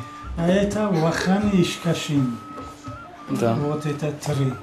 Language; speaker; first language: Russian; non-native, local second language; Tajik